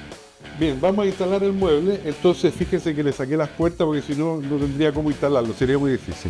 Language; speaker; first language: Spanish; native; Spanish